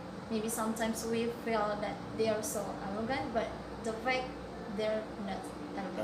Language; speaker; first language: English; non-native, learner; Indonesian